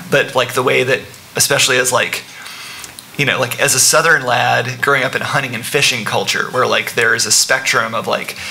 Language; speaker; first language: English; native; English